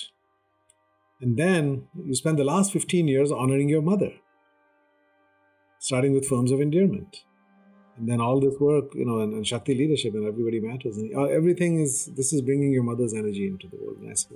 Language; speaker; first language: English; non-native, local second language; Hindi